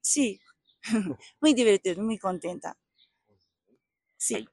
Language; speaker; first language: Spanish; non-native, learner; Japanese